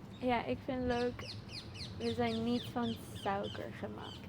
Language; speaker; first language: Dutch; non-native, learner; English